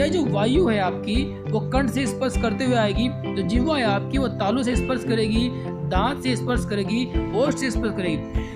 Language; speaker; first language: Hindi; native; Hindi